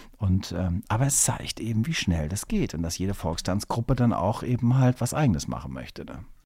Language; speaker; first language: German; native; German